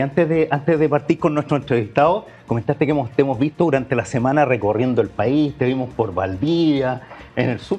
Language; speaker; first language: Spanish; native; Spanish